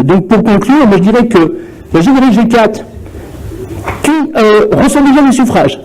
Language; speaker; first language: French; native; French